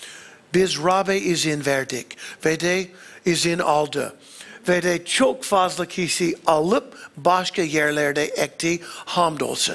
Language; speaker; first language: Turkish; non-native, fluent; English